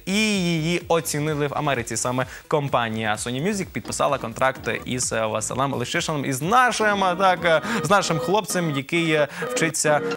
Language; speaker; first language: Ukrainian; native; Ukrainian